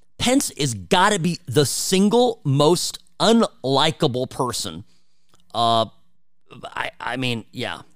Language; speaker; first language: English; early bilingual, other home language; Czech